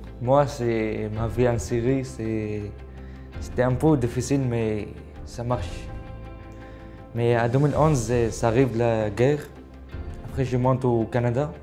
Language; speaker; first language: French; non-native, learner; Arabic